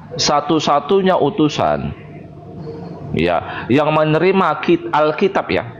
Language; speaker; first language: Indonesian; native; Indonesian